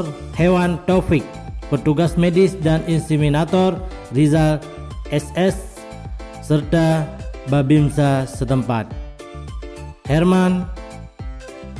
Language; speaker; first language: Indonesian; native; Indonesian